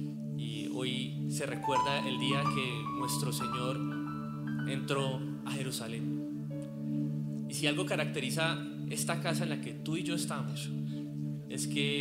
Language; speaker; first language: Spanish; native; Spanish